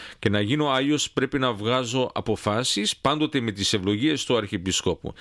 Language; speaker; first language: Greek; early bilingual, heritage; Greek